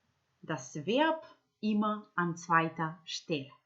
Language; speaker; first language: German; non-native, fluent; Macedonian